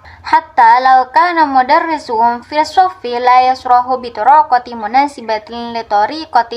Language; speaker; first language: Arabic; non-native, fluent; Indonesian